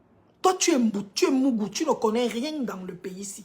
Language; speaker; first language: French; native; French